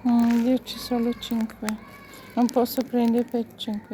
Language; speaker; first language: Italian; non-native, learner; English